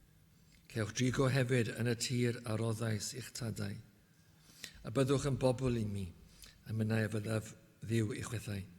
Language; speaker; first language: Welsh; native; Welsh